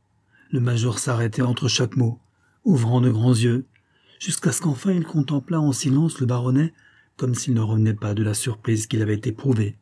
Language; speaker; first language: French; native; French